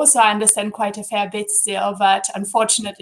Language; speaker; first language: English; non-native, fluent; Polish